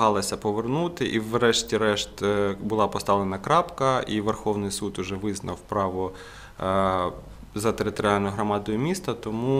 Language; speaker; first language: Ukrainian; native; Ukrainian